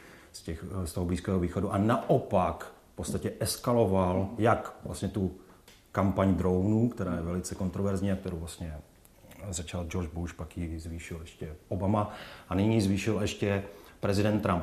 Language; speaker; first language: Czech; native; Czech